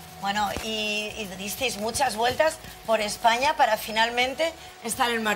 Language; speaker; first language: Spanish; native; Spanish